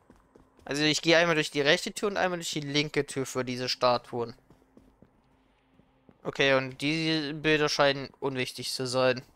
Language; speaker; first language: German; native; German